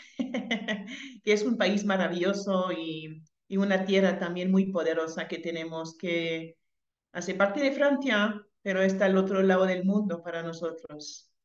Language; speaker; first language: Spanish; non-native, fluent; French